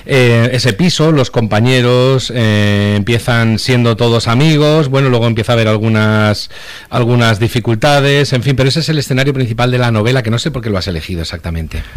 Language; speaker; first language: Spanish; native; Spanish